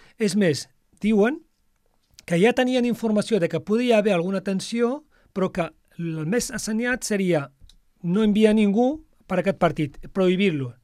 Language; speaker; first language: Catalan; non-native, fluent; Arabic